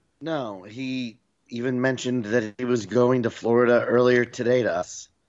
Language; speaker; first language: English; native; English